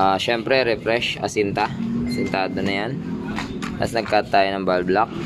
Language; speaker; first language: Filipino; native; Filipino